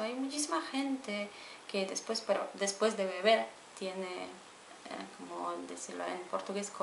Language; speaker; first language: Spanish; non-native, fluent; Polish